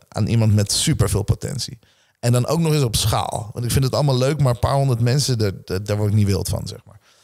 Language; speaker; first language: Dutch; early bilingual, other home language; Hebrew